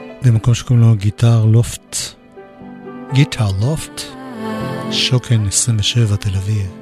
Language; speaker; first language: Hebrew; native; Hebrew